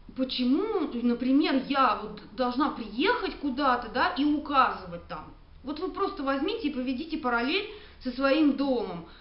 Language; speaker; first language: Russian; native; Russian